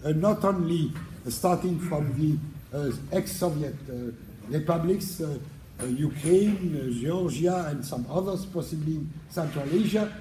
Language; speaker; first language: English; non-native, fluent; Arabic